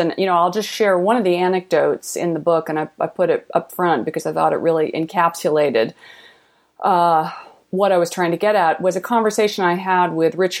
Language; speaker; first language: English; native; English